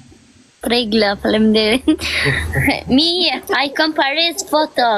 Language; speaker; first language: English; non-native, learner; Albanian